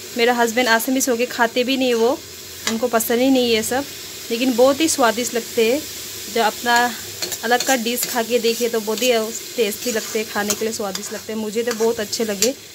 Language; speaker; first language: Hindi; non-native, local second language; Nepali